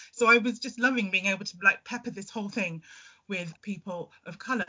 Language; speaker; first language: English; native; English